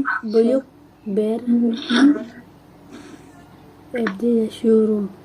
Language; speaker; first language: Turkish; non-native, learner; Filipino